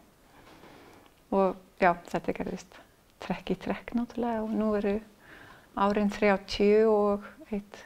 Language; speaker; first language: Icelandic; non-native, fluent; English